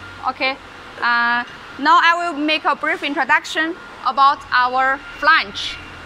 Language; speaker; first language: English; non-native, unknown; Chinese